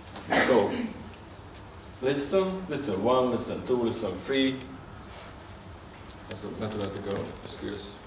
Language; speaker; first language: English; non-native, learner; Hungarian